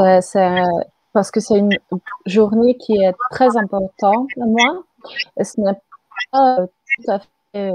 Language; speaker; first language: French; non-native, fluent; Slovenian